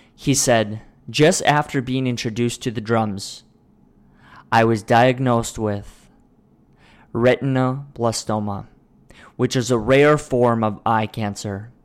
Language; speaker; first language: English; early bilingual, other home language; Russian